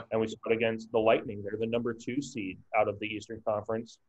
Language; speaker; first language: English; native; English